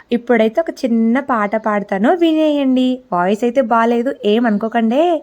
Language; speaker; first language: Telugu; non-native, local second language; Lambadi